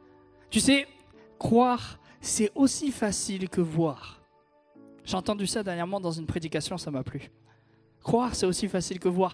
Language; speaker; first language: French; native; French